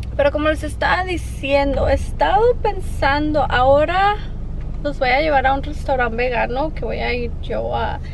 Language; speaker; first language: Spanish; early bilingual, heritage; Spanish